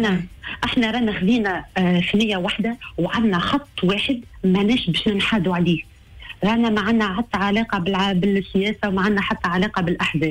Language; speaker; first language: Arabic; native; Arabic